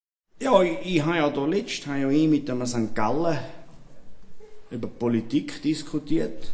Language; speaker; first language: German; native; German